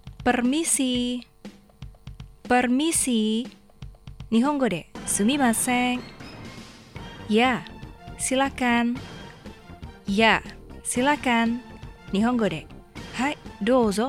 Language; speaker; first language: Japanese; non-native, fluent; Indonesian